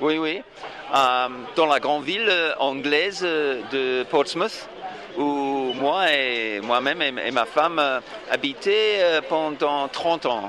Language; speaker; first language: French; non-native, fluent; English